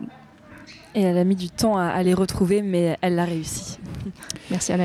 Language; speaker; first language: French; non-native, fluent; Greek